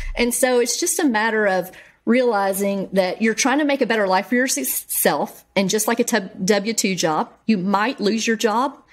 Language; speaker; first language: English; native; English